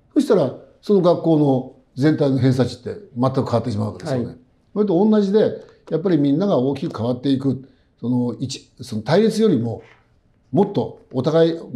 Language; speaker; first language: Japanese; native; Japanese